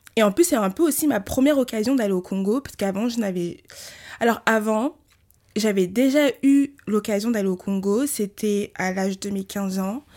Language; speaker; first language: French; early bilingual, other home language; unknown